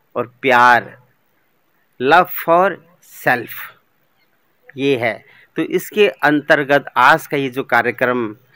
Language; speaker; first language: Hindi; native; Hindi